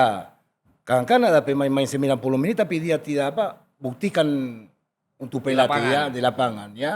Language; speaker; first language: Indonesian; non-native, fluent; Spanish